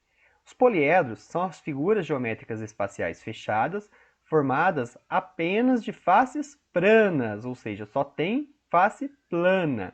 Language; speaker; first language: Portuguese; native; Portuguese